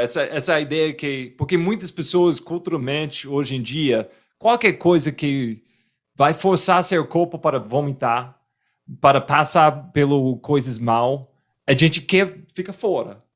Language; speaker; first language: Portuguese; non-native, fluent; English